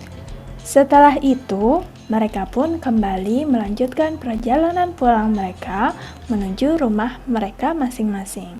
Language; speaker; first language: Indonesian; native; Indonesian